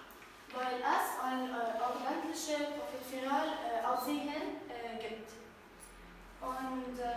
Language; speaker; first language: German; non-native, learner; Arabic